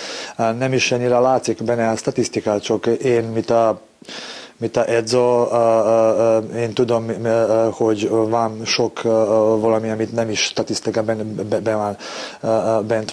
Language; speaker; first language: Hungarian; non-native, learner; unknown